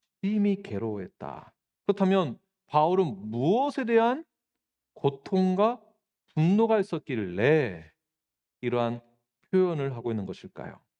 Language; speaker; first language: Korean; native; Korean